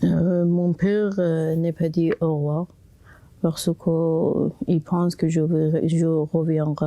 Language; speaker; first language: French; non-native, local second language; Persian